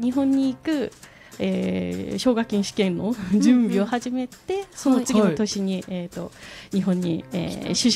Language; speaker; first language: Japanese; non-native, fluent; Korean